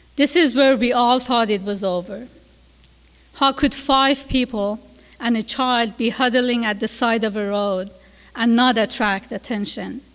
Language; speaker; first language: English; non-native, fluent; Persian